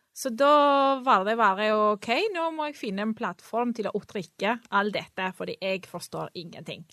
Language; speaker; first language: Norwegian; non-native, fluent; Spanish